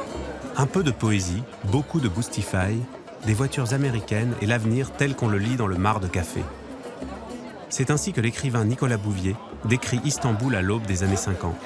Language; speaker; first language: French; native; French